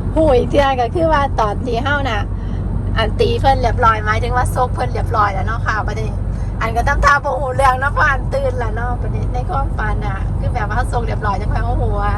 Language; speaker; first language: Thai; native; Thai